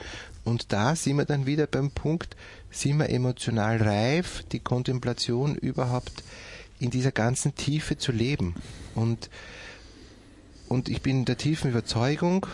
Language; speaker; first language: German; native; German